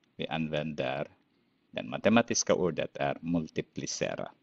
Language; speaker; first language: Swedish; non-native, fluent; Filipino